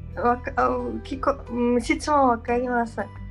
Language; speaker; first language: Japanese; non-native, learner; Georgian